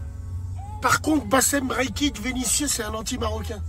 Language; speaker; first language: French; native; French